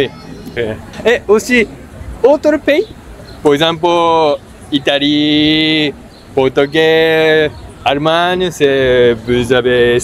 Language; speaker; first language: French; non-native, learner; Japanese